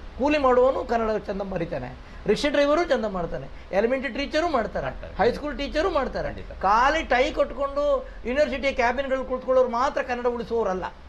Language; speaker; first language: Kannada; non-native, local second language; Tulu